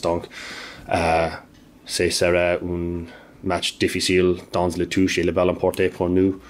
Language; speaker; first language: French; non-native, learner; English